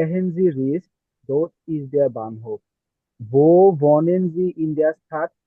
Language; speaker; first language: German; non-native, learner; Bangla